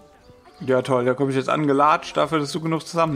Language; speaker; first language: German; native; German